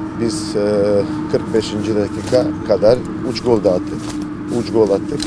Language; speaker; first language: Turkish; non-native, learner; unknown